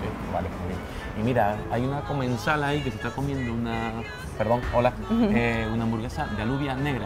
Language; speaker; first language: Spanish; native; Spanish